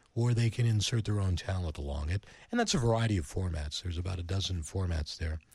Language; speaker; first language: English; native; English